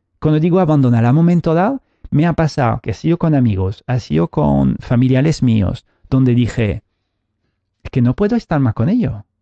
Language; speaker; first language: Spanish; early bilingual, heritage; Spanish